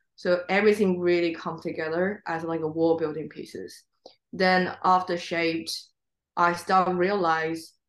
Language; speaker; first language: English; non-native, fluent; Chinese